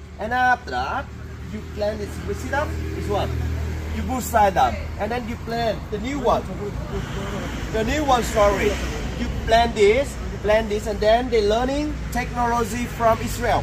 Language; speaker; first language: English; non-native, learner; Vietnamese